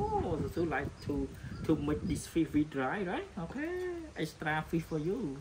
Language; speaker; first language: English; non-native, learner; Khmer